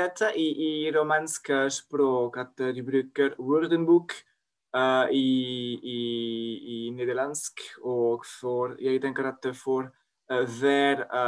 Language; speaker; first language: Norwegian; non-native, learner; French